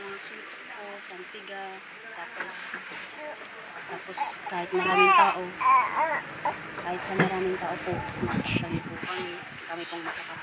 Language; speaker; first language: Filipino; native; Filipino